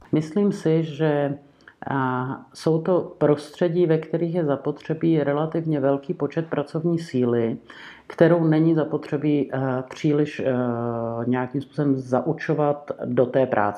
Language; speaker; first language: Czech; native; Czech